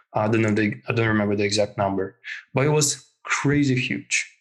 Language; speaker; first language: English; non-native, fluent; Russian